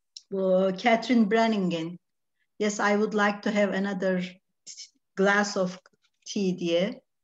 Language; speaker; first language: English; non-native, fluent; Turkish